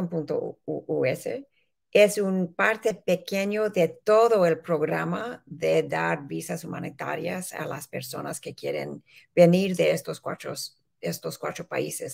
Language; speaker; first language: Spanish; early bilingual, heritage; Spanish